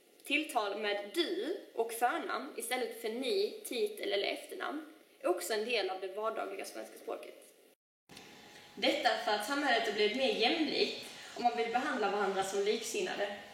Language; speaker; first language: Swedish; native; Swedish